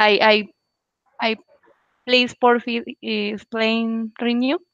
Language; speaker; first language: English; non-native, learner; Spanish